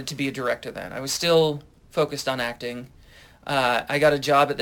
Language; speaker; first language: English; native; English